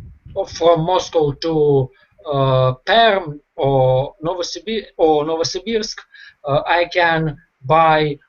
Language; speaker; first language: English; non-native, learner; Russian